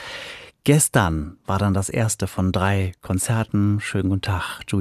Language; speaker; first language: German; native; German